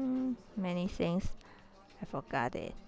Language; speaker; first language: English; non-native, learner; Chinese